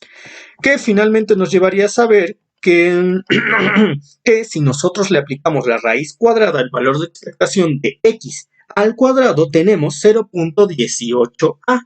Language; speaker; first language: Spanish; native; Spanish